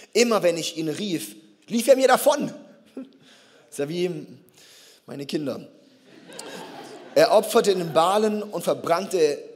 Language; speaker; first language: German; native; German